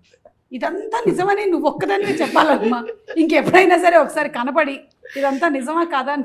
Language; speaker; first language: Telugu; native; Telugu